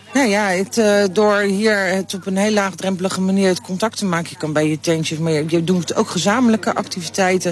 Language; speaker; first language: Dutch; native; Dutch